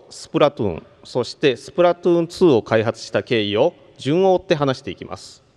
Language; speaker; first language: Japanese; native; Japanese